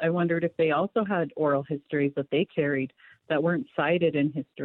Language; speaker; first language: English; native; English